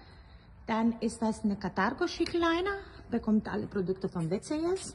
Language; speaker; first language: German; native; German